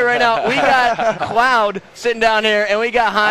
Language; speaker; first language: English; native; English